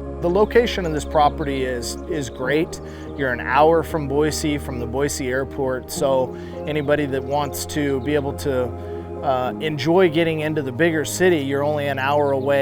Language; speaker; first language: English; native; English